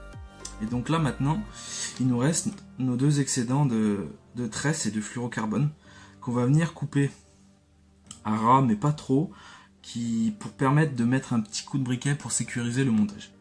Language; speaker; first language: French; native; French